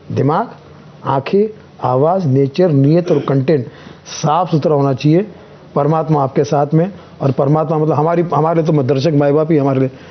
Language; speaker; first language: Hindi; native; Hindi